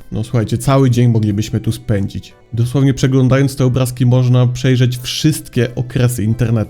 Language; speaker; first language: Polish; native; Polish